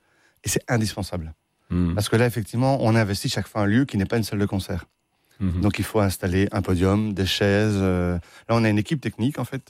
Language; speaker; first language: French; native; French